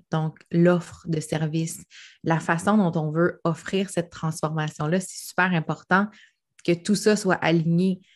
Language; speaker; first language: French; native; French